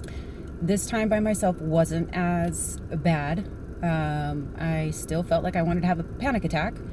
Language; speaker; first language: English; native; English